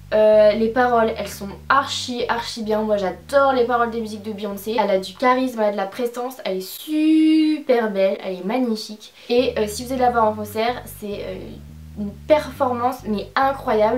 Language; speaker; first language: French; native; French